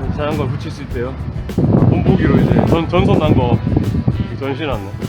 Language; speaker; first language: Korean; native; Korean